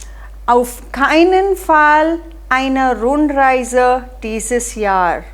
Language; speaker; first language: German; non-native, fluent; Hindi